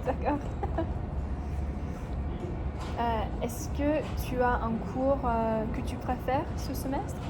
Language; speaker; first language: French; non-native, learner; English